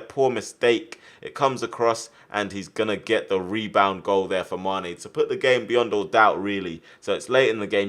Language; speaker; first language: English; native; English